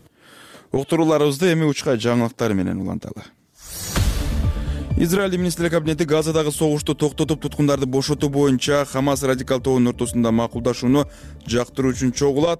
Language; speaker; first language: Kyrgyz; native; Kyrgyz